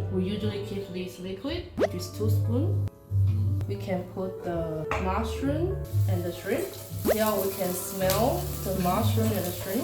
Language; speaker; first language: English; non-native, fluent; Chinese